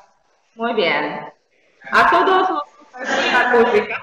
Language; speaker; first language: Spanish; non-native, fluent; Arabic